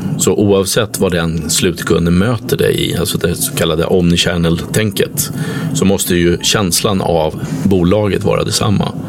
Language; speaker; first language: Swedish; native; Swedish